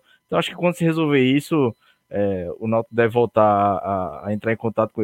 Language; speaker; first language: Portuguese; native; Portuguese